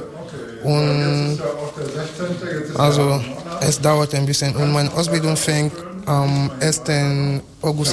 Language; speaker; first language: German; non-native, learner; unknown